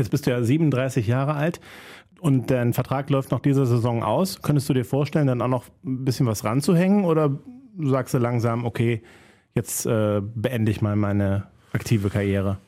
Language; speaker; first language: German; native; German